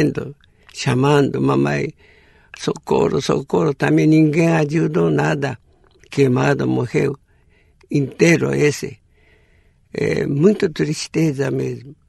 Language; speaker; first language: Portuguese; non-native, learner; Japanese